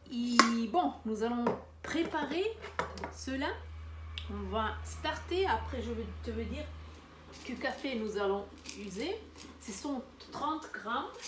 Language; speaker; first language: French; non-native, learner; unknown